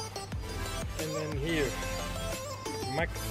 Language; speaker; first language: English; non-native, learner; Dutch